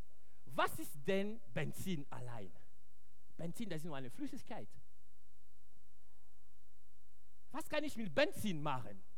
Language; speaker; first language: German; non-native, fluent; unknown